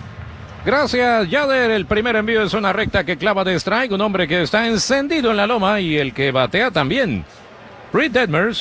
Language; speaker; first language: Spanish; native; Spanish